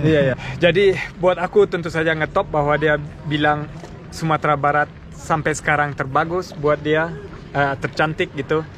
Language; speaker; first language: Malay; early bilingual, heritage; Indonesian